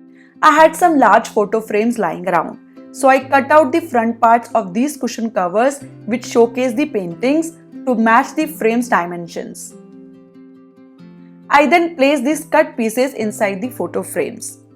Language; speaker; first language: English; non-native, local second language; Hindi